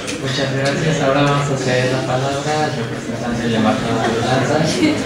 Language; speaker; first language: Spanish; non-native, learner; Dutch